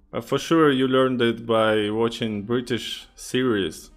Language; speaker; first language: English; non-native, fluent; Russian